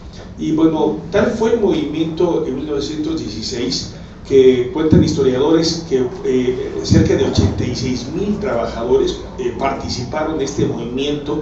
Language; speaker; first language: Spanish; native; Spanish